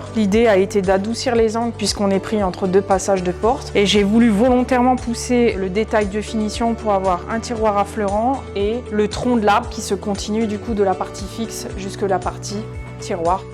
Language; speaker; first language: French; native; French